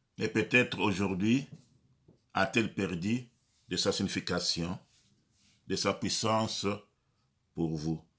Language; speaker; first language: French; non-native, local second language; Lingala